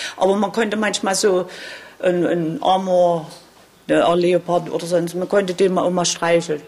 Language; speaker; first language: German; native; German